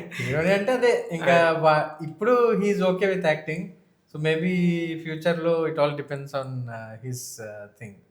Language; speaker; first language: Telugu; native; Telugu